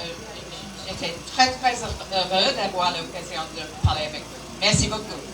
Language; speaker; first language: French; non-native, learner; English